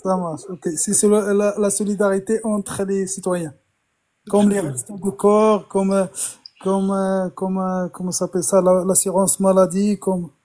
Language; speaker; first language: French; non-native, fluent; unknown